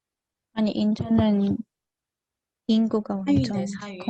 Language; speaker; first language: Korean; non-native, learner; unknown